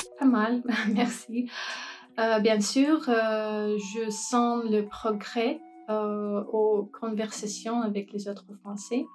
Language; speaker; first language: French; non-native, learner; Russian